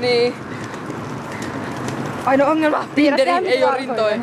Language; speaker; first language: Finnish; native; Finnish